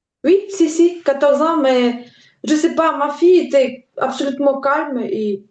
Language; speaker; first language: French; non-native, learner; Ukrainian